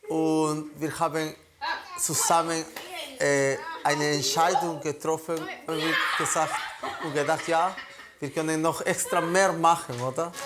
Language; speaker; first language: German; non-native, fluent; Spanish